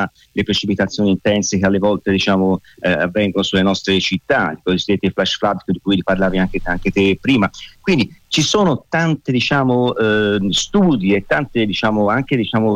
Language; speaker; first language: Italian; native; Italian